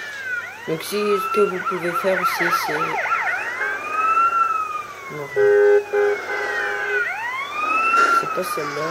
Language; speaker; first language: French; native; French